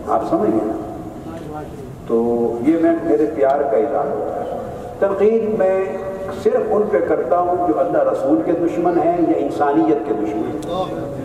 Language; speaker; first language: Urdu; native; Urdu